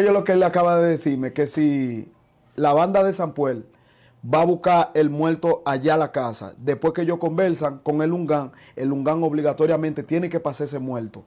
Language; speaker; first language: Spanish; native; Spanish